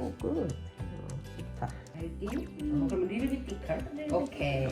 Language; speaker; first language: English; non-native, learner; Korean